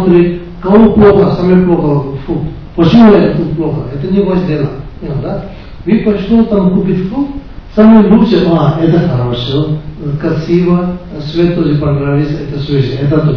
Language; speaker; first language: Russian; non-native, learner; Tibetan